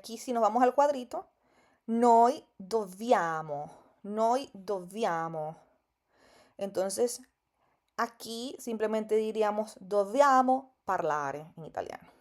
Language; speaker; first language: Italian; non-native, fluent; Spanish